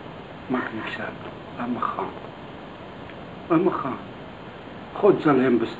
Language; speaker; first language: Dutch; non-native, learner; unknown